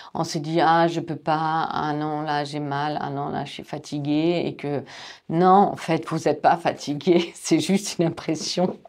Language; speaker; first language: French; non-native, fluent; German